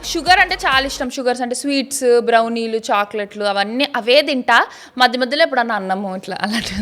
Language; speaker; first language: Telugu; native; Telugu